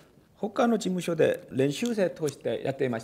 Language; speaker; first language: Japanese; non-native, learner; Korean